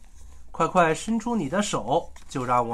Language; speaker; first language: Chinese; native; Chinese